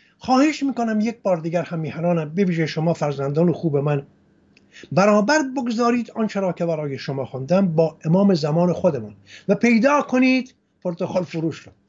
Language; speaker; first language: Persian; non-native, local second language; Assyrian Neo-Aramaic